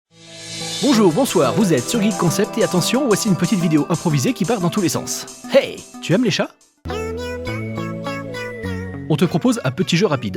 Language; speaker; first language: French; native; French